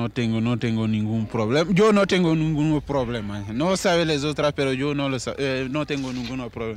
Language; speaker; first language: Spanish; non-native, learner; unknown